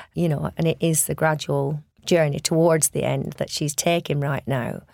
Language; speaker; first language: English; native; English